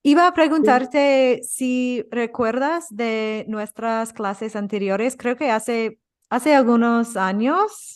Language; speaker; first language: Spanish; non-native, fluent; English